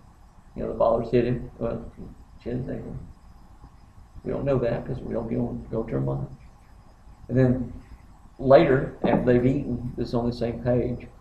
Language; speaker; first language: English; native; English